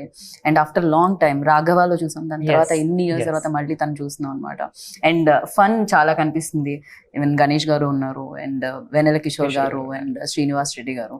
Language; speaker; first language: Telugu; native; Telugu